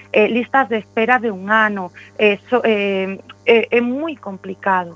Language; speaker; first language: Galician; non-native, local second language; Spanish